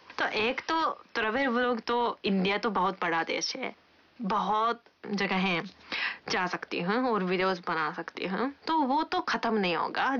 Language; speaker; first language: Hindi; non-native, fluent; Japanese